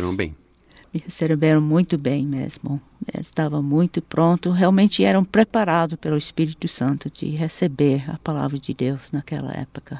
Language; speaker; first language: Portuguese; non-native, fluent; English